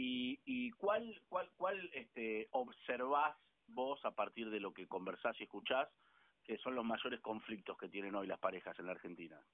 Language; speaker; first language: Spanish; native; Spanish